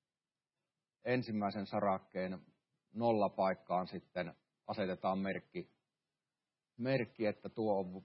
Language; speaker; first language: Finnish; native; Finnish